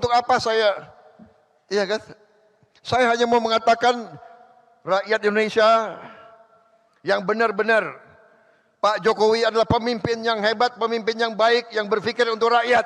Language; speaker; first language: Indonesian; native; Indonesian